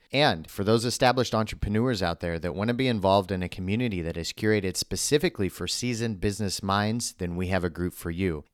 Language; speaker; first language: English; native; English